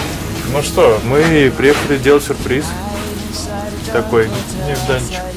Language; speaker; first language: Russian; native; Russian